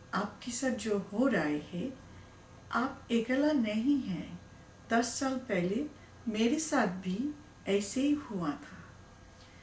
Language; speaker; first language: Hindi; non-native, learner; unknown